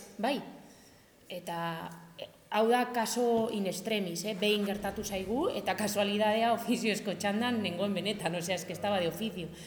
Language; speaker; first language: Basque; non-native, local second language; Spanish